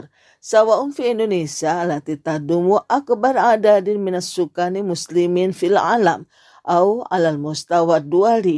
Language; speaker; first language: Arabic; non-native, fluent; Indonesian